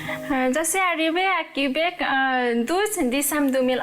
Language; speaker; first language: French; non-native, learner; Nepali